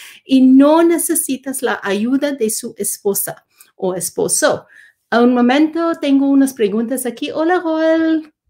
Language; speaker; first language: Spanish; non-native, learner; English